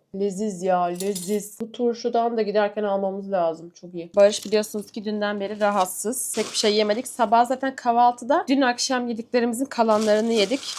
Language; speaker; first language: Turkish; native; Turkish